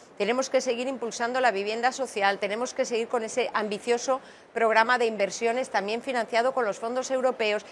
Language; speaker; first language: Spanish; native; Spanish